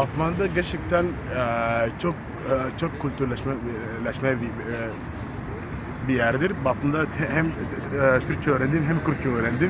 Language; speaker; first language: Turkish; non-native, learner; Arabic